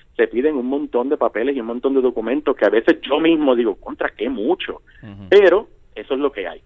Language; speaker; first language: Spanish; native; Spanish